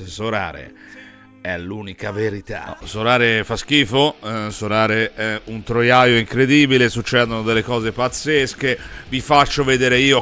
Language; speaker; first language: Italian; native; Italian